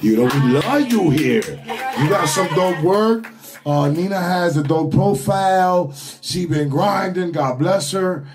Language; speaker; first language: English; early bilingual, other home language; Spanish